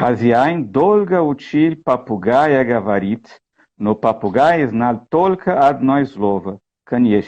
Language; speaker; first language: Russian; non-native, learner; Portuguese